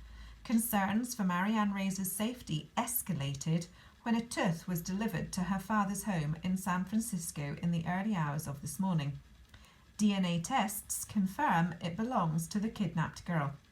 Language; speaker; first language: English; native; English